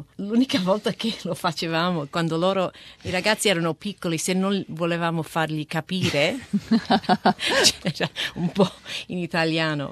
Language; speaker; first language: Italian; early bilingual, heritage; Italian